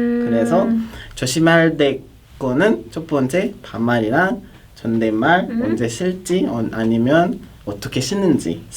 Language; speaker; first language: Korean; non-native, fluent; Kinyarwanda